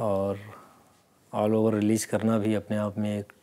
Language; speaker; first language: Hindi; native; Hindi